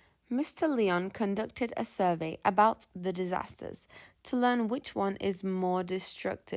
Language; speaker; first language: English; non-native, fluent; Turkish